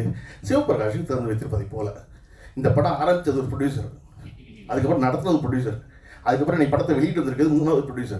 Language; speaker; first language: Tamil; native; Tamil